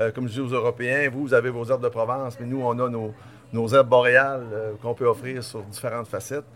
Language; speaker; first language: French; native; French